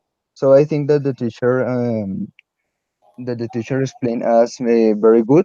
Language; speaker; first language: English; non-native, learner; Spanish